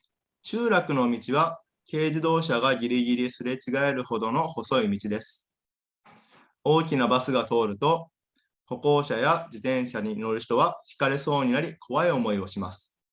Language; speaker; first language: Japanese; native; Japanese